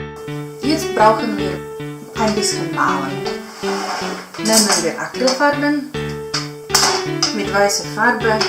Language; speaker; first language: German; non-native, learner; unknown